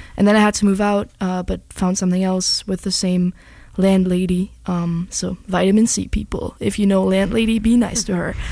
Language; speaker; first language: English; non-native, fluent; German